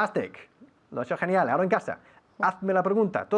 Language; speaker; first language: Spanish; non-native, fluent; English